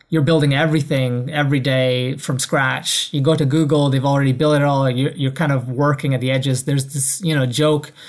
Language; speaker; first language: English; native; English